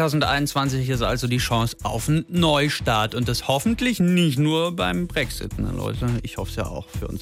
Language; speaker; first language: German; native; German